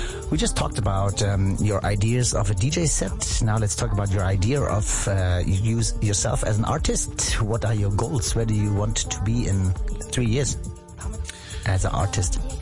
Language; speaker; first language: English; non-native, fluent; German